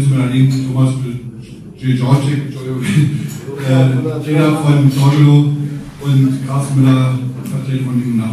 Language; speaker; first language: German; native; German